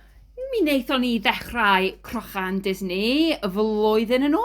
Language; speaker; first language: Welsh; non-native, learner; English